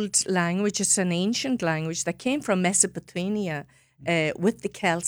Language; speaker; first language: English; non-native, local second language; Irish